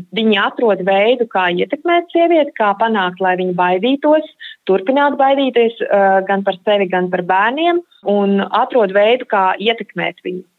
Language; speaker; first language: Latvian; native; Latvian